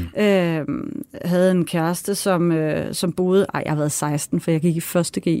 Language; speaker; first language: Danish; native; Danish